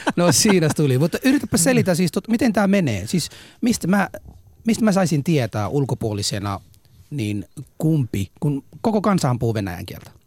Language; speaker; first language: Finnish; non-native, fluent; Somali